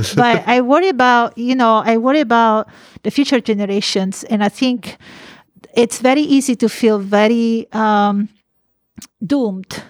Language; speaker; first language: English; non-native, fluent; Italian